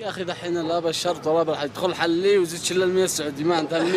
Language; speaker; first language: Arabic; native; Arabic